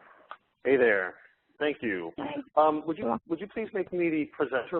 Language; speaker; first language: English; native; English